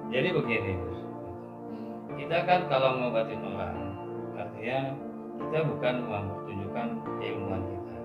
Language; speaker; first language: Indonesian; native; Indonesian